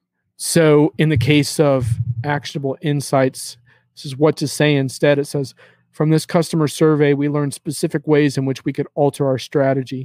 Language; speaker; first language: English; native; English